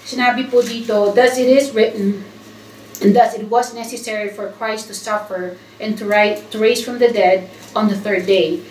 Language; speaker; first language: English; non-native, local second language; Filipino